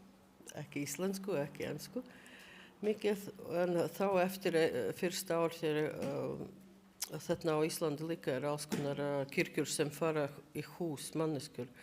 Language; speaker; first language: Icelandic; non-native, learner; Latvian